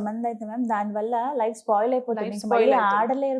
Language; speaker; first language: Telugu; native; Telugu